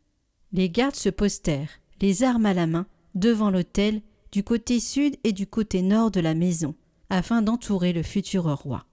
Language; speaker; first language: French; native; French